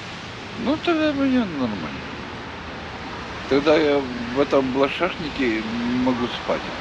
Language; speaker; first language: Russian; non-native, local second language; Latvian